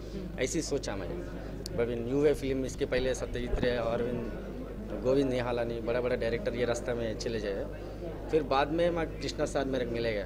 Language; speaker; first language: Hindi; non-native, local second language; Telugu